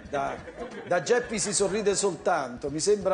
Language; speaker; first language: Italian; native; Italian